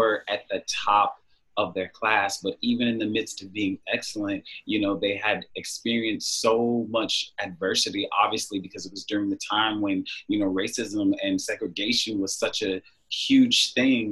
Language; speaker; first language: English; native; English